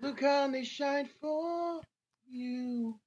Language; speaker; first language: English; native; English